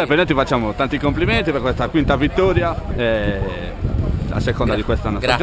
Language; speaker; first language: Italian; native; Italian